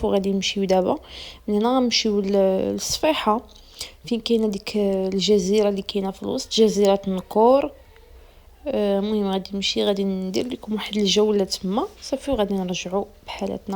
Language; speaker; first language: Arabic; native; Arabic